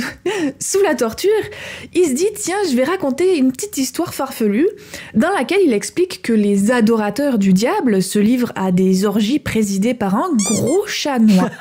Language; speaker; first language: French; native; French